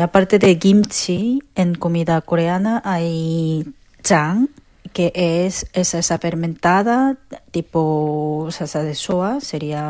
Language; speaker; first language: Spanish; non-native, fluent; Korean